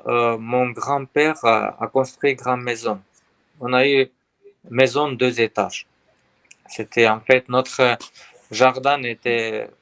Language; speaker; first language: French; non-native, learner; Armenian